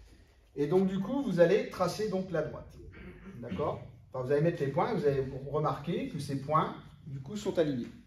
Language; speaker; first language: French; native; French